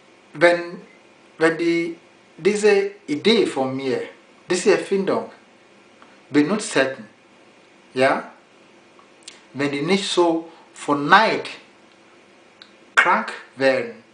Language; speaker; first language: German; non-native, fluent; Yoruba